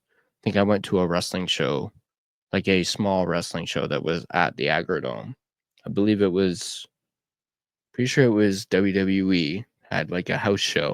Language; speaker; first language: English; native; English